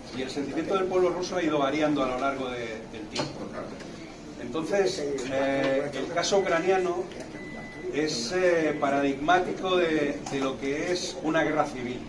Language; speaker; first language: Spanish; native; Spanish